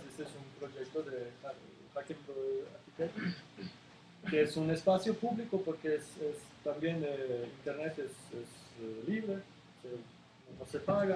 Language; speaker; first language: Spanish; non-native, learner; Serbian